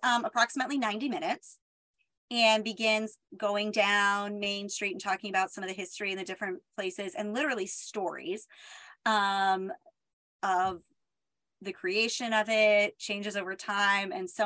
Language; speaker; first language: English; native; English